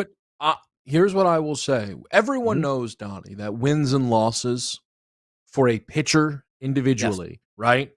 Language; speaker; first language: English; native; English